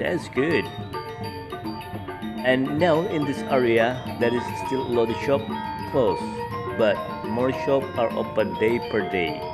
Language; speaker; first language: English; non-native, learner; Indonesian